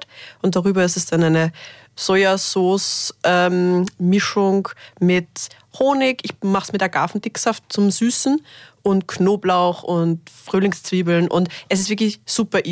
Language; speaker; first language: German; native; German